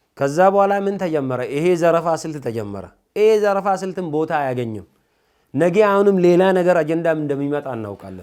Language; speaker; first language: Amharic; non-native, local second language; Oromo